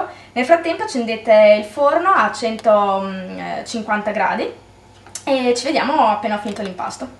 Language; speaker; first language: Italian; native; Italian